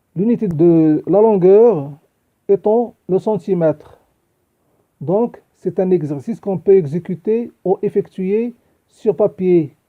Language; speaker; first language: French; non-native, local second language; Arabic